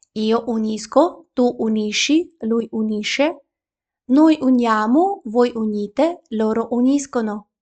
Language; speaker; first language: Italian; non-native, fluent; Ukrainian